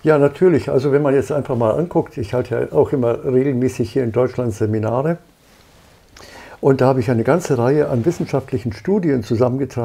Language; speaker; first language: German; native; German